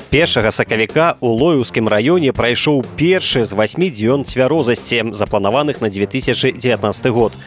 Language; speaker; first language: Belarusian; native; Belarusian